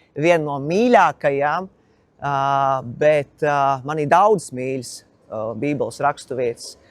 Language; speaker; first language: Latvian; native; Latvian